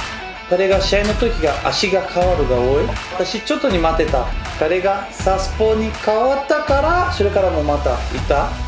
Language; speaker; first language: Japanese; non-native, learner; Portuguese